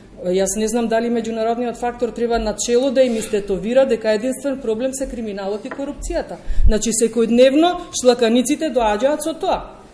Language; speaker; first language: Macedonian; native; Macedonian